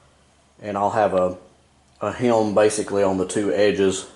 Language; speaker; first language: English; native; English